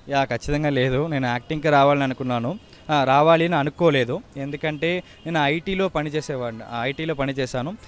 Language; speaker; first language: Telugu; early bilingual, heritage; Tamil